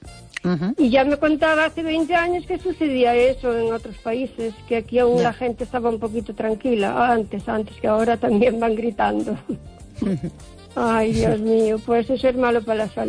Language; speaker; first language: Spanish; non-native, local second language; Galician